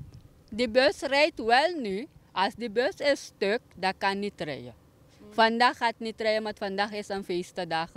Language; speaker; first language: Dutch; non-native, local second language; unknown